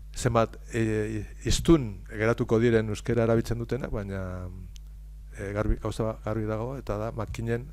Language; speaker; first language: Basque; non-native, local second language; Spanish